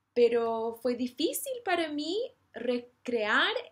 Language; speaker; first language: Spanish; non-native, fluent; English